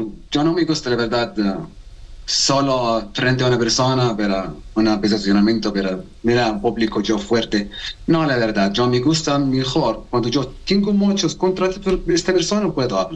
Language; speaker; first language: Spanish; non-native, learner; Arabic